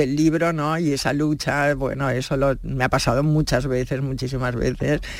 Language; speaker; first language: Spanish; native; Spanish